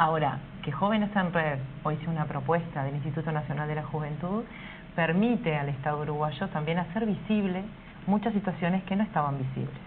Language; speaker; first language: Spanish; native; Spanish